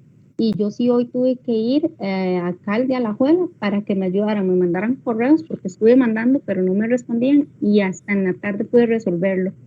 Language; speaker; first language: Spanish; native; Spanish